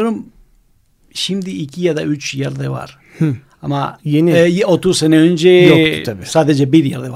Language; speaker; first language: Turkish; non-native, fluent; Spanish